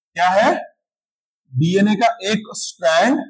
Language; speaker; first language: Hindi; non-native, local second language; Marathi